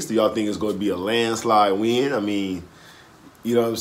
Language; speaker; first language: English; native; English